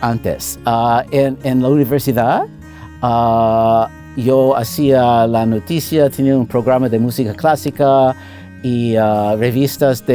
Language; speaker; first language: Spanish; non-native, fluent; English